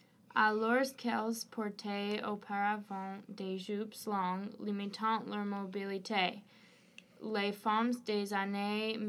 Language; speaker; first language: French; non-native, learner; English